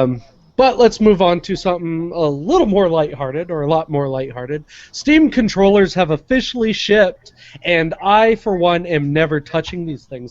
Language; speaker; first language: English; native; English